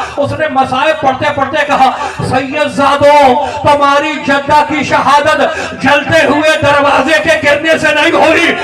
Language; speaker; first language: Urdu; native; Urdu